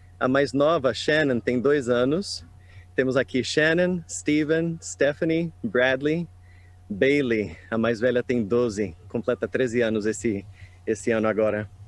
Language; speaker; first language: Portuguese; non-native, fluent; English